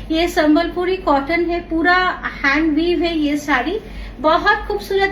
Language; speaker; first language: Hindi; non-native, local second language; Bangla